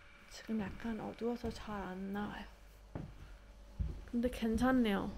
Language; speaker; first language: Korean; non-native, fluent; Persian